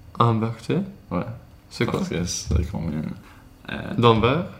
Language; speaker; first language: French; non-native, learner; Swedish